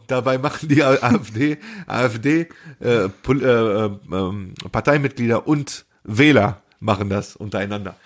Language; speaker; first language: German; early bilingual, other home language; Turkish